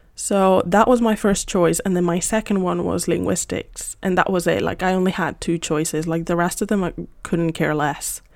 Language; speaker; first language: English; non-native, fluent; Spanish